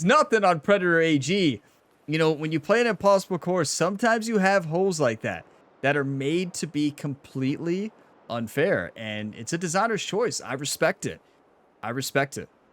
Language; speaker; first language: English; native; English